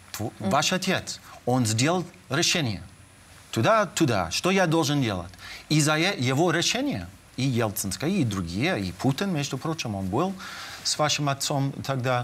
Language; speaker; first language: Russian; non-native, fluent; English